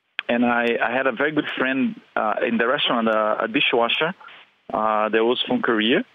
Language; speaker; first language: English; non-native, fluent; Portuguese